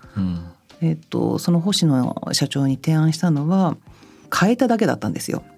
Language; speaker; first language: Japanese; native; Japanese